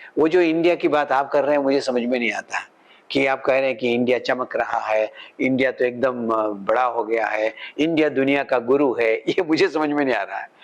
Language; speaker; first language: Hindi; non-native, local second language; Malayalam